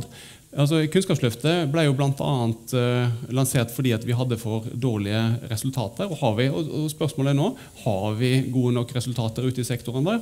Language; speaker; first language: Norwegian; native; Norwegian